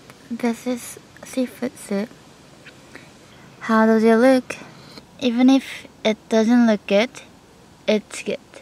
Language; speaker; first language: English; non-native, learner; Korean